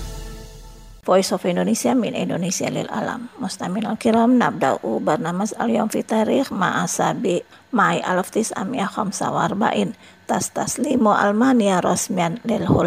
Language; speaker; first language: Arabic; non-native, fluent; Indonesian